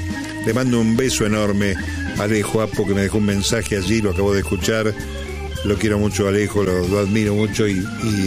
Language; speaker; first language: Spanish; native; Spanish